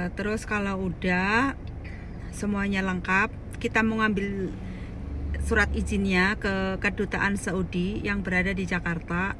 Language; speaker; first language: Indonesian; native; Indonesian